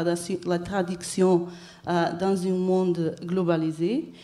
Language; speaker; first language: French; non-native, fluent; Portuguese